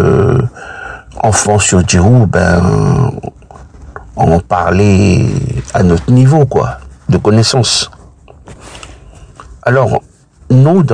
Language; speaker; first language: French; native; French